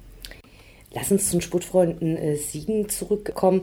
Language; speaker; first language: German; native; German